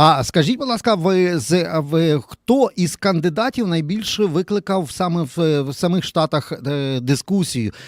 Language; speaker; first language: Ukrainian; native; Ukrainian